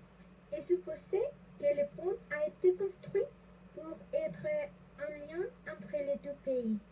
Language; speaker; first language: French; non-native, learner; Spanish